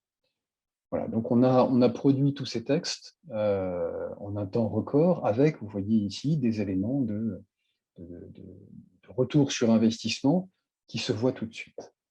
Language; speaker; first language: French; native; French